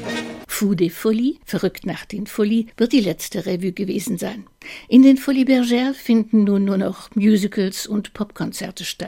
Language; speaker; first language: German; native; German